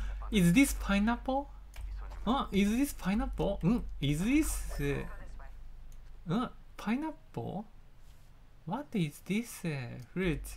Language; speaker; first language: English; non-native, learner; Japanese